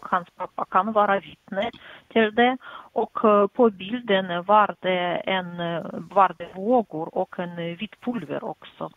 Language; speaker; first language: Swedish; non-native, fluent; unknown